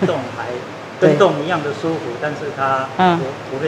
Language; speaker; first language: Chinese; native; Chinese